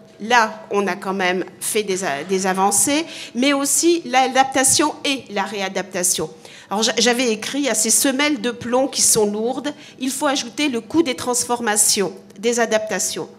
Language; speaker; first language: French; native; French